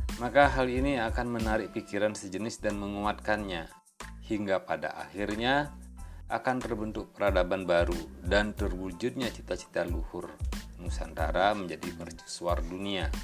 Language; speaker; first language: Indonesian; native; Indonesian